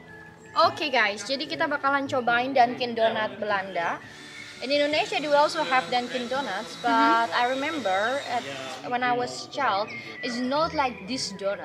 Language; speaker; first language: English; non-native, fluent; Indonesian